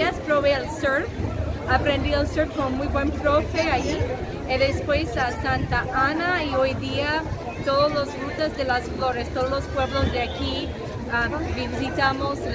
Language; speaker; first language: Spanish; non-native, fluent; English